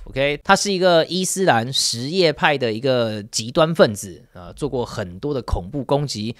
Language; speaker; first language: Chinese; native; Chinese